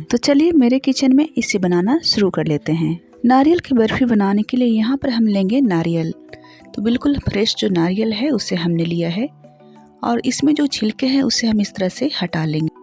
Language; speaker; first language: Hindi; native; Hindi